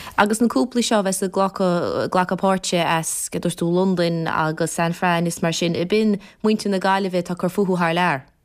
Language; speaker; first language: Irish; native; Irish